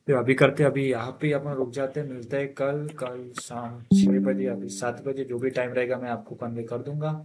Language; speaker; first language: Hindi; non-native, local second language; Marathi